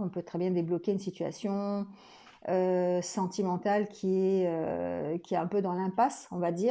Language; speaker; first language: French; native; French